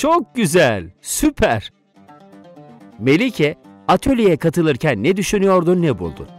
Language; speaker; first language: Turkish; native; Turkish